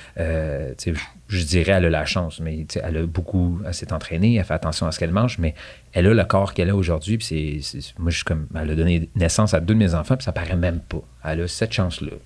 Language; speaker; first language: French; native; French